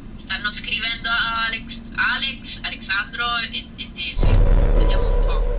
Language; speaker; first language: Italian; non-native, fluent; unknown